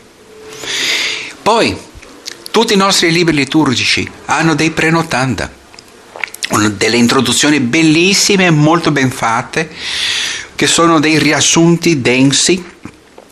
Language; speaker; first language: Italian; non-native, fluent; Portuguese